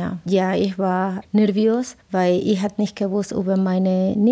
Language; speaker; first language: German; non-native, learner; Spanish